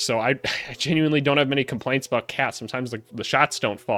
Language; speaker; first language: English; native; English